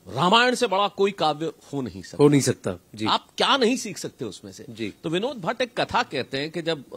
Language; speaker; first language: Hindi; native; Hindi